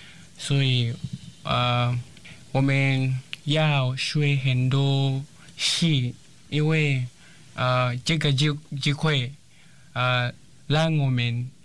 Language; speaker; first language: Chinese; non-native, learner; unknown